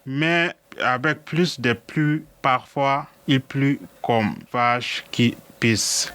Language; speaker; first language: French; non-native, learner; Arabic